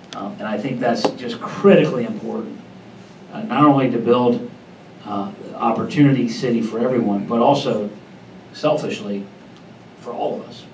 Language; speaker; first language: English; native; English